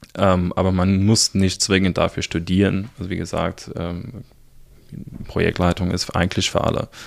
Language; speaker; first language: German; non-native, fluent; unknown